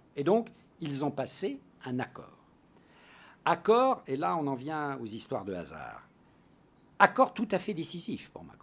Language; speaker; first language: French; native; French